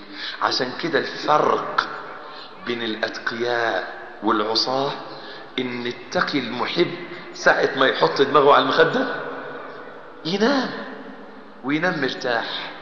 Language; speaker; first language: Arabic; native; Arabic